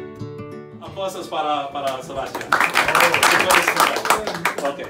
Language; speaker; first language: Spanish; non-native, learner; English